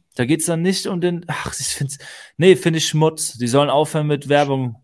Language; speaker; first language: German; native; German